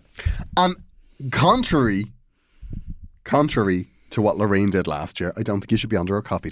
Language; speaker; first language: English; native; English